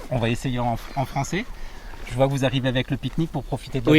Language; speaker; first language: French; native; French